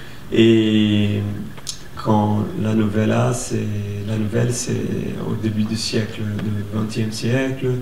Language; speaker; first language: French; non-native, fluent; Portuguese